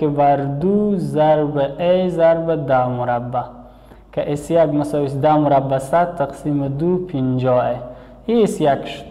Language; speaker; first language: Persian; native; Persian